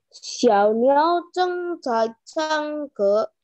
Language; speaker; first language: Chinese; non-native, learner; Indonesian